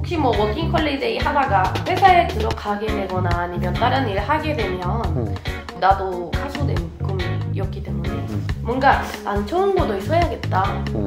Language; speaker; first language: Korean; non-native, learner; Spanish